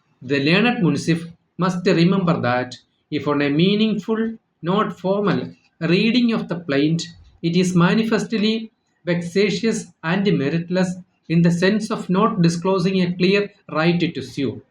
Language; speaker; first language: English; non-native, local second language; Malayalam